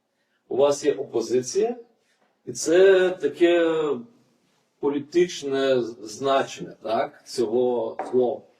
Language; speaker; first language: Ukrainian; non-native, fluent; Lithuanian